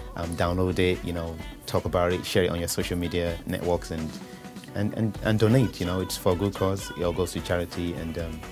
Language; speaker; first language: English; non-native, local second language; Yoruba